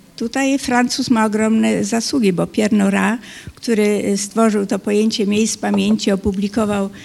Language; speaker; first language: Polish; native; Polish